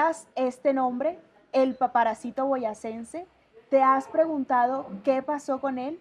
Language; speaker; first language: Spanish; native; Spanish